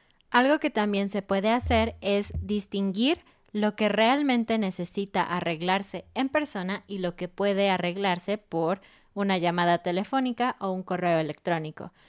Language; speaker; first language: Spanish; native; Spanish